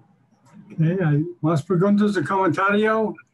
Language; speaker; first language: Spanish; non-native, learner; English